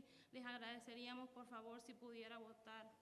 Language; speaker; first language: Spanish; native; Spanish